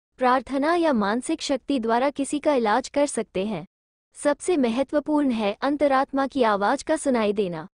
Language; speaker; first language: Hindi; native; Hindi